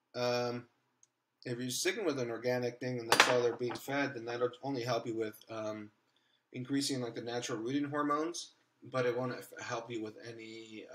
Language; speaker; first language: English; native; English